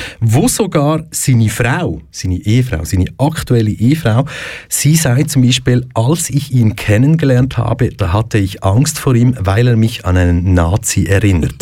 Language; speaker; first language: German; native; German